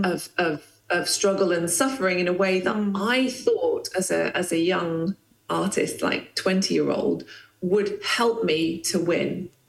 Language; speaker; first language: English; native; English